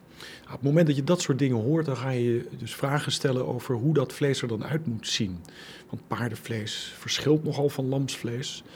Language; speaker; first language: Dutch; native; Dutch